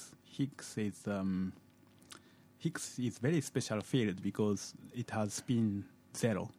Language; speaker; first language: English; non-native, fluent; Japanese